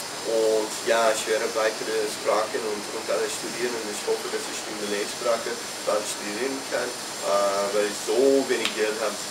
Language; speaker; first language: German; non-native, fluent; English